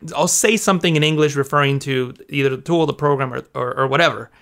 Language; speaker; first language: English; early bilingual, other home language; Spanish